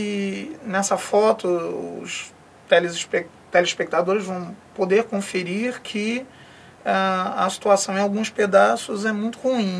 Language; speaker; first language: Portuguese; native; Portuguese